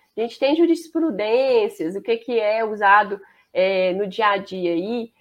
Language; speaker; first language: Portuguese; native; Portuguese